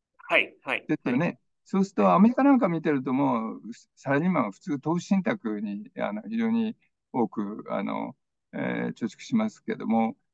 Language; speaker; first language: Japanese; native; Japanese